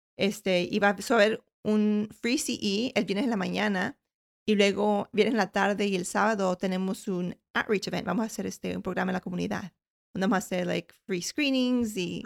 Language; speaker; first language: Spanish; early bilingual, heritage; Spanish